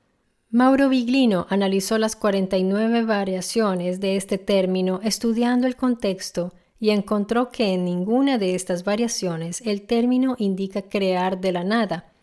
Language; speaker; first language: Spanish; non-native, fluent; Italian